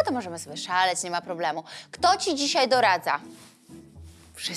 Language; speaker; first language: Polish; native; Polish